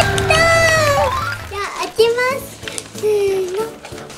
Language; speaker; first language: Japanese; native; Japanese